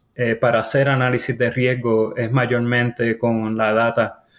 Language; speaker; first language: Spanish; native; Spanish